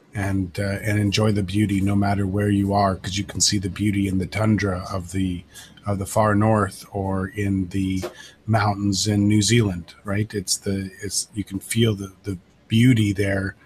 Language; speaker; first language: English; native; English